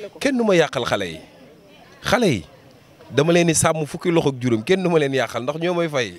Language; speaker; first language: Wolof; non-native, local second language; Fula